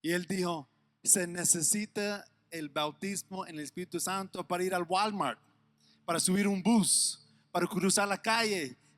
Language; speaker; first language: Spanish; non-native, fluent; English